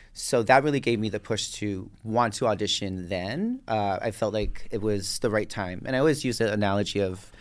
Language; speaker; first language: English; native; English